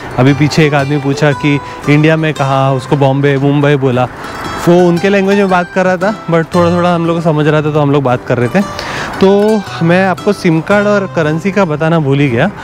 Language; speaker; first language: Hindi; native; Hindi